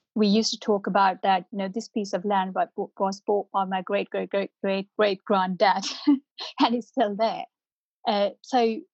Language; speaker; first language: English; non-native, local second language; Punjabi